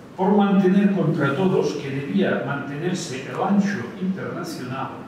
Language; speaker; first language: Spanish; non-native, local second language; Catalan